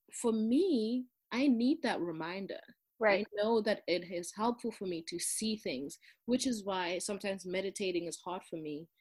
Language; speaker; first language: English; non-native, local second language; Zulu